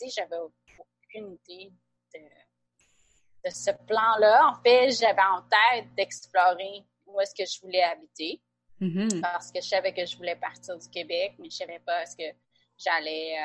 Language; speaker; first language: French; native; French